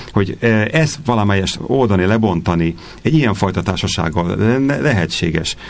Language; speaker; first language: Hungarian; native; Hungarian